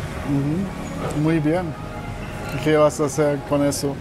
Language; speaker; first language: Spanish; non-native, learner; English